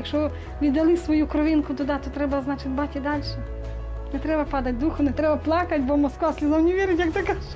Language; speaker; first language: Ukrainian; native; Ukrainian